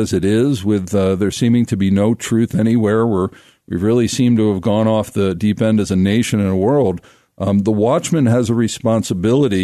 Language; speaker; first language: English; native; English